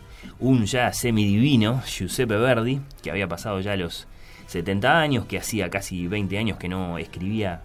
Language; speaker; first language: Spanish; native; Spanish